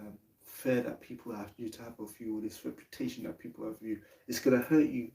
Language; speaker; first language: English; native; English